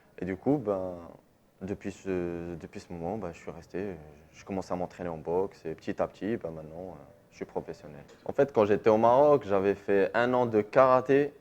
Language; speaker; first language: French; non-native, local second language; Arabic